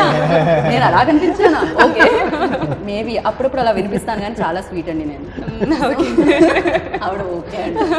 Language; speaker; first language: Telugu; native; Telugu